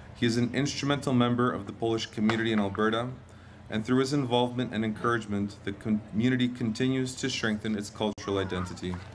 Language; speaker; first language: English; native; English